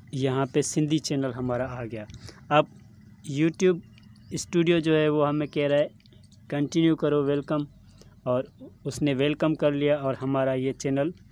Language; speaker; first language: Urdu; non-native, local second language; Sindhi